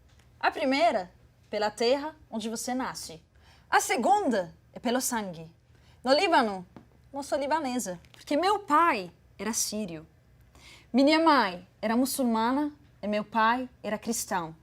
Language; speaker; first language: Portuguese; non-native, fluent; Arabic